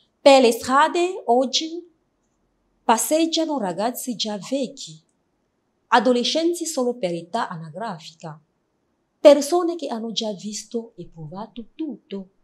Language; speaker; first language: Italian; non-native, fluent; French